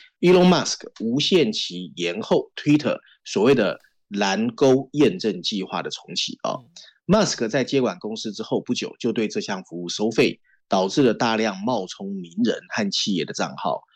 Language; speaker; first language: Chinese; native; Chinese